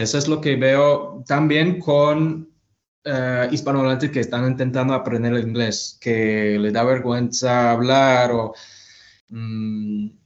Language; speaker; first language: Spanish; non-native, fluent; English